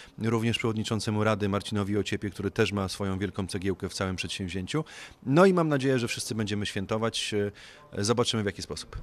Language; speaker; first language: Polish; native; Polish